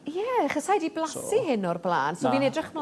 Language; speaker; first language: Welsh; native; Welsh